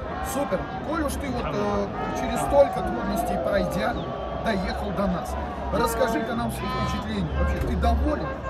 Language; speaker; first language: Russian; native; Russian